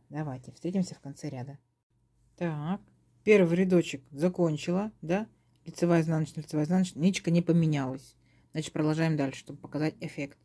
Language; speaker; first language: Russian; native; Russian